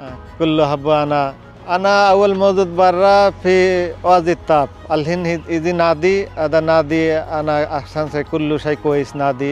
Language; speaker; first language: Arabic; non-native, learner; Urdu